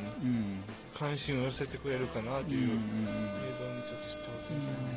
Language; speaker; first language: Japanese; native; Japanese